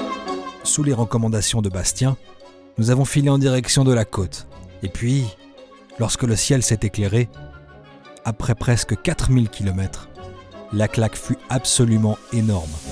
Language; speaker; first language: French; native; French